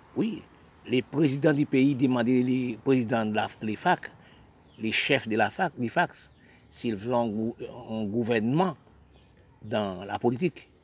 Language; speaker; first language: French; non-native, local second language; Haitian Creole